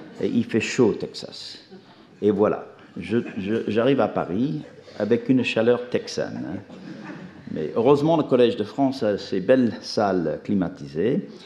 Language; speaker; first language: French; non-native, fluent; English